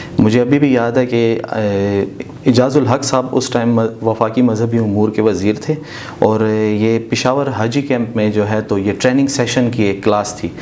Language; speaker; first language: Urdu; native; Urdu